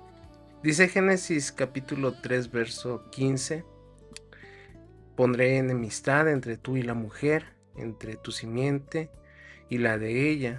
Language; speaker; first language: Spanish; native; Spanish